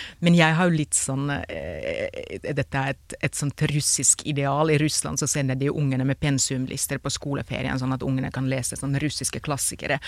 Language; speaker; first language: Norwegian; non-native, fluent; Finnish